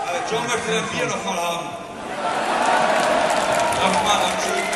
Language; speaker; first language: German; non-native, learner; English